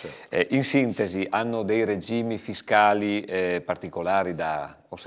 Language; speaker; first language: Italian; native; Italian